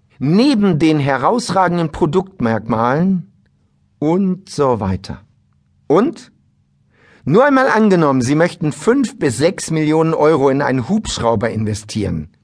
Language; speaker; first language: German; native; German